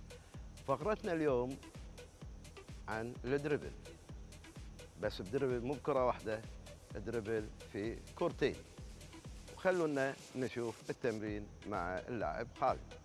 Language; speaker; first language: Arabic; native; Arabic